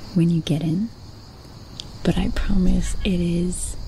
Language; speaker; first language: English; non-native, fluent; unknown